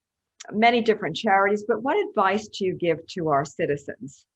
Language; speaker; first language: English; native; English